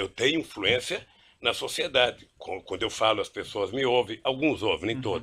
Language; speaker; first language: Portuguese; native; Portuguese